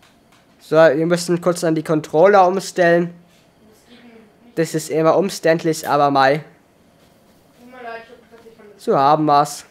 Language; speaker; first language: German; native; German